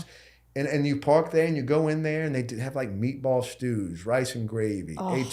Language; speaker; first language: English; native; English